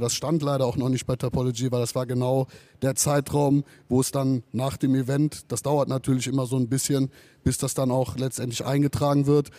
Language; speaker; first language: German; native; German